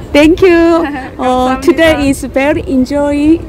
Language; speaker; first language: English; non-native, learner; Korean